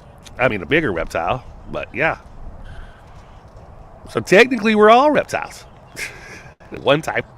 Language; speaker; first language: English; native; English